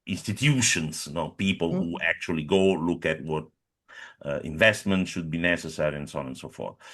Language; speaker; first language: English; non-native, fluent; Italian